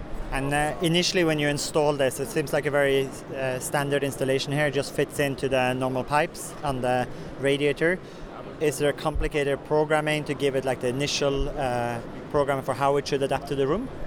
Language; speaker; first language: English; non-native, fluent; Norwegian